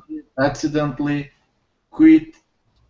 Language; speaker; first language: English; non-native, learner; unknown